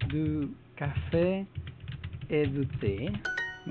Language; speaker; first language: French; non-native, learner; Spanish